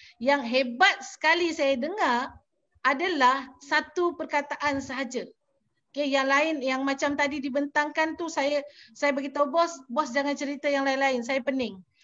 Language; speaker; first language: Malay; native; Malay